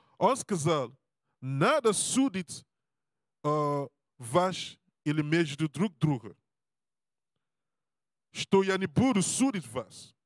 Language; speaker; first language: Russian; non-native, learner; English